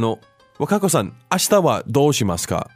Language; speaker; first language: Japanese; non-native, fluent; English